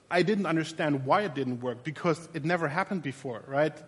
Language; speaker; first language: English; non-native, fluent; German